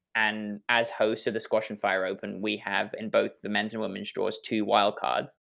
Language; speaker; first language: English; native; English